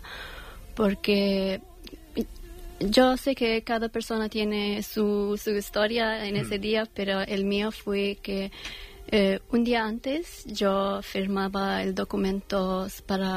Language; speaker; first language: Spanish; non-native, learner; Persian